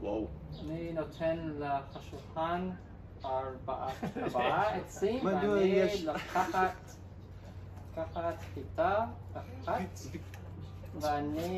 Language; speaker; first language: Hebrew; non-native, learner; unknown